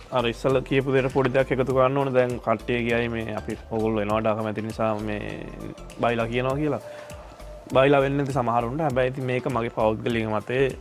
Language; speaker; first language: Sinhala; native; Sinhala